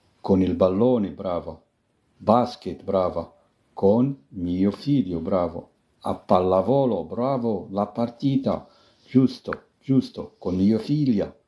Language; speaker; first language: Italian; non-native, fluent; Arabic